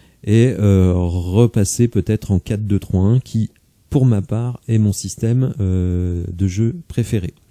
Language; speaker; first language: French; native; French